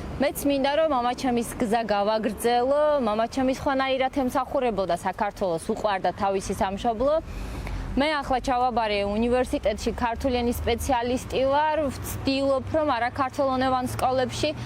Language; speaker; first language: Georgian; non-native, local second language; Azerbaijani